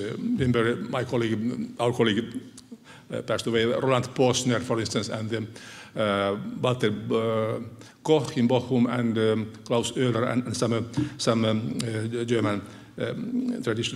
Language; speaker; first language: English; non-native, fluent; Finnish